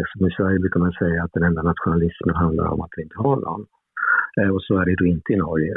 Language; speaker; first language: Swedish; native; Swedish